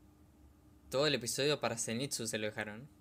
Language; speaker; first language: Spanish; native; Spanish